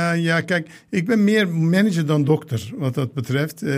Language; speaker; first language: Dutch; early bilingual, other home language; Turkish